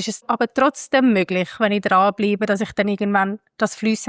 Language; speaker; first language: German; native; German